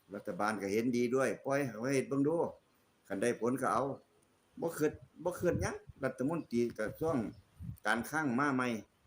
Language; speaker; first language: Thai; native; Thai